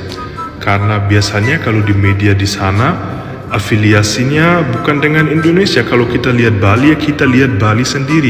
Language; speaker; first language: Indonesian; non-native, fluent; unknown